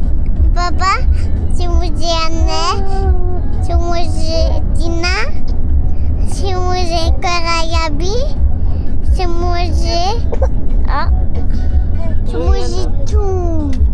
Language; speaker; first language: French; early bilingual, other home language; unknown